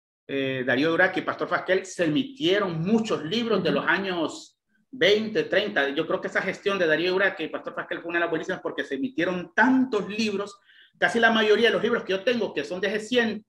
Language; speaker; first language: Spanish; native; Spanish